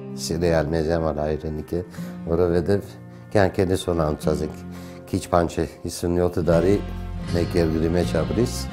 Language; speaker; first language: Armenian; early bilingual, heritage; Armenian